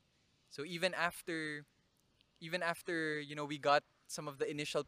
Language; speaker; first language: English; non-native, local second language; Bikol